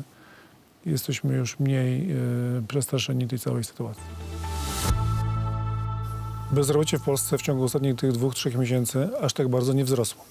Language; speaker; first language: Polish; native; Polish